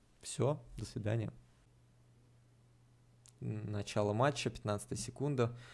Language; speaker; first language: Russian; native; Russian